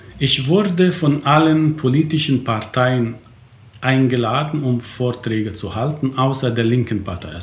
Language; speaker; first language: German; non-native, fluent; Arabic